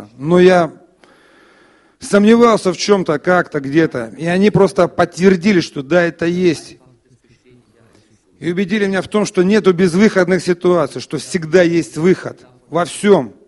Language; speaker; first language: Russian; native; Russian